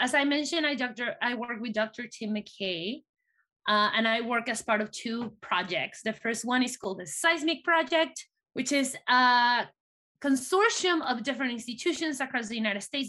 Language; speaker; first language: English; non-native, fluent; Spanish